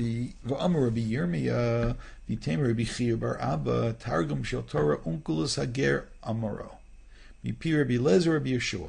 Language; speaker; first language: Hebrew; non-native, fluent; English